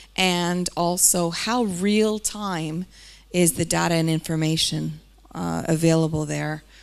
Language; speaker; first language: English; native; English